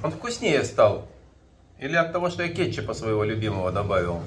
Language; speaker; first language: Russian; native; Russian